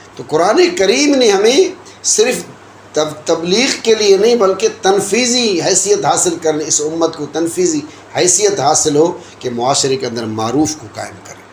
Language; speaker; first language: Urdu; non-native, local second language; Sindhi